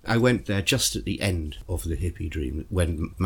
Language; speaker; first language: English; native; English